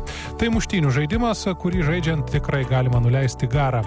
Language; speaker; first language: Lithuanian; native; Lithuanian